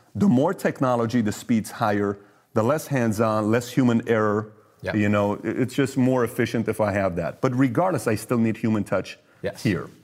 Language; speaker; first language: English; early bilingual, other home language; Persian